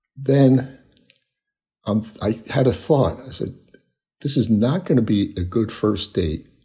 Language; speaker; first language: English; native; English